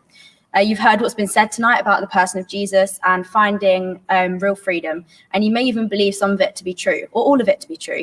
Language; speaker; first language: English; native; English